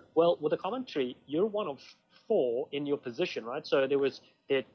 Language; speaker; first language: English; native; English